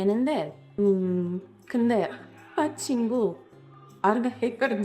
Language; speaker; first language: Korean; non-native, learner; English